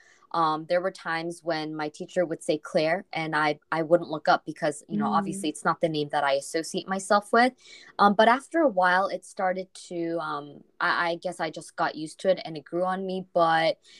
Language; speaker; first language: English; non-native, fluent; Korean